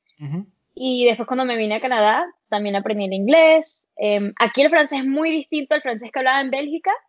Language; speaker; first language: Spanish; early bilingual, heritage; Spanish